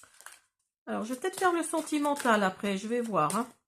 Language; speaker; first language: French; native; French